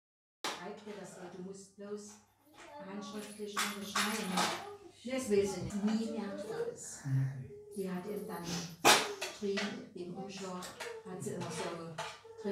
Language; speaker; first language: German; native; German